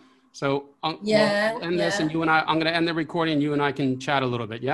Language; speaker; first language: English; native; English